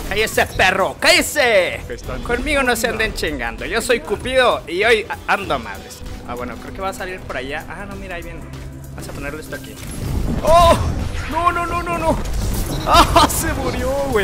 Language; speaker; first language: Spanish; native; Spanish